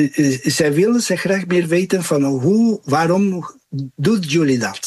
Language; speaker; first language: Dutch; non-native, fluent; Spanish